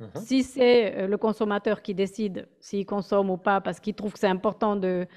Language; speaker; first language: French; non-native, fluent; Spanish